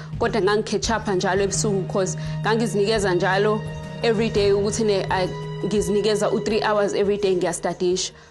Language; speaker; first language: Zulu; native; Zulu